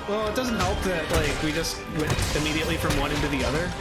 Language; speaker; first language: English; native; English